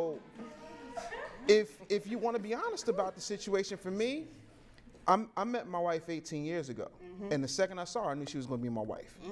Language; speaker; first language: English; native; English